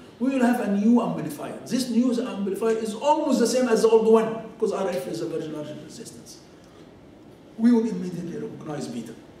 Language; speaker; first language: English; non-native, fluent; Arabic